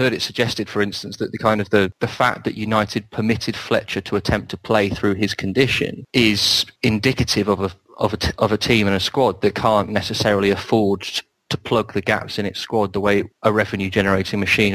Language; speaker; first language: English; native; English